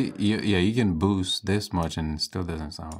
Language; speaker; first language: English; native; English